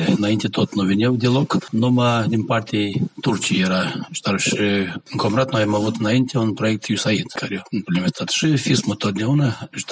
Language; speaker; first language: Romanian; non-native, local second language; Gagauz